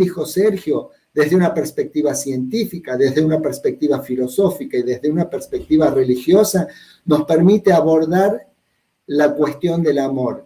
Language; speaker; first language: Spanish; native; Spanish